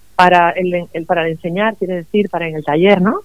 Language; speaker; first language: Spanish; native; Spanish